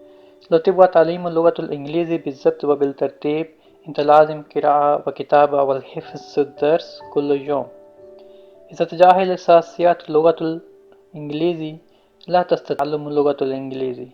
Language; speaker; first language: Arabic; non-native, learner; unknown